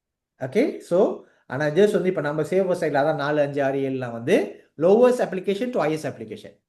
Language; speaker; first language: Tamil; native; Tamil